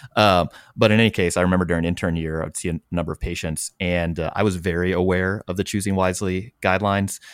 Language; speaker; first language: English; native; English